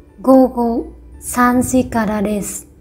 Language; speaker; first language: Japanese; non-native, fluent; Vietnamese